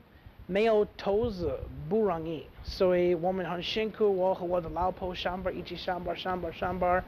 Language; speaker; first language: Chinese; non-native, learner; English